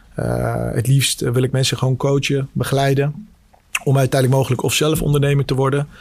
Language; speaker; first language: Dutch; early bilingual, other home language; Albanian